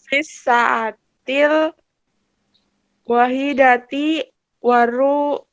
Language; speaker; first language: Arabic; non-native, learner; Indonesian